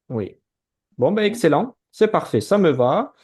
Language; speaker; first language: French; non-native, fluent; Azerbaijani